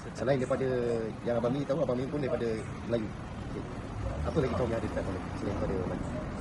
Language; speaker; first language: Malay; native; Malay